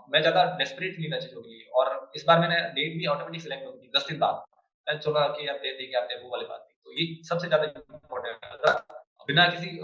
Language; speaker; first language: Hindi; native; Hindi